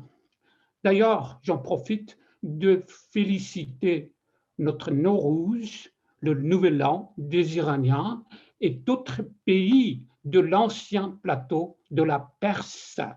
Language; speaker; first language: French; non-native, fluent; Persian